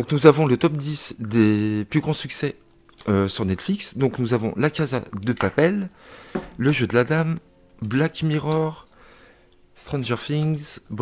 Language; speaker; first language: French; native; French